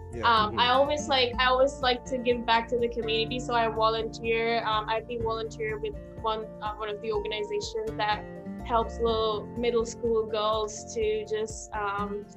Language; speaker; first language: English; non-native, local second language; Sinhala